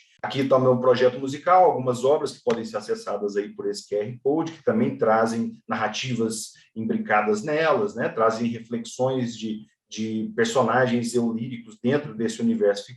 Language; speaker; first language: Portuguese; native; Portuguese